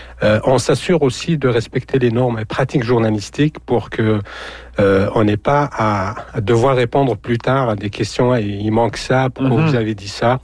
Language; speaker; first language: French; non-native, local second language; Arabic